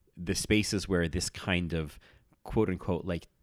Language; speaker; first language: English; native; English